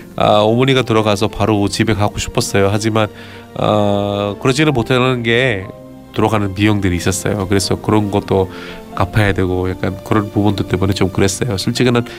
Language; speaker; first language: Korean; non-native, fluent; Bangla